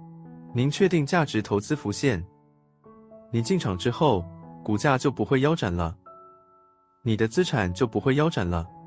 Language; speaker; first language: Chinese; native; Chinese